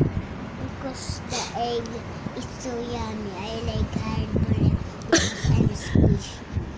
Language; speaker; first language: English; non-native, learner; Filipino